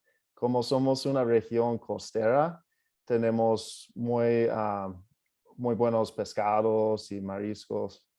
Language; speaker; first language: Spanish; non-native, fluent; English